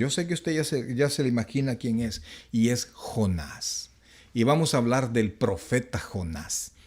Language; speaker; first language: Spanish; native; Spanish